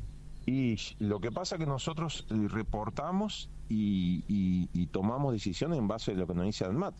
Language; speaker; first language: Spanish; native; Spanish